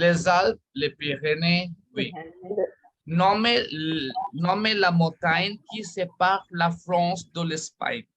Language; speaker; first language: French; non-native, fluent; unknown